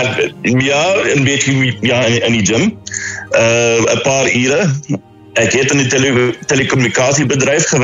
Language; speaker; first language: Dutch; non-native, learner; Afrikaans